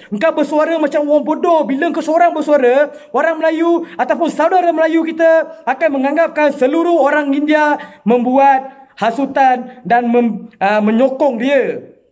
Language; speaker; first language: Malay; non-native, local second language; Tamil